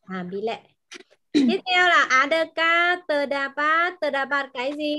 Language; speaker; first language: Indonesian; non-native, fluent; Vietnamese